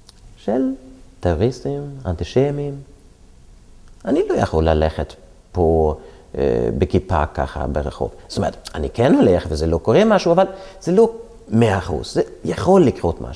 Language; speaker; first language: Hebrew; non-native, fluent; Swedish